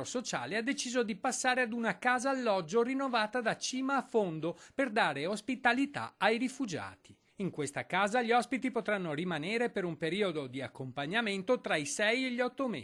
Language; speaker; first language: Italian; native; Italian